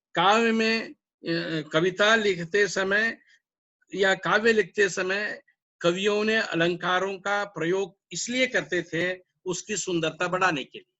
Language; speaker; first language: Hindi; non-native, local second language; Kannada